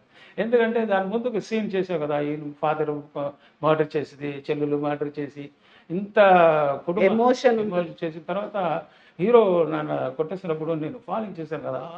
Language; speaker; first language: Telugu; non-native, learner; Tamil